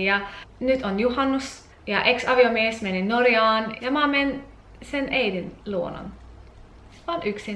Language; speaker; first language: Finnish; non-native, learner; English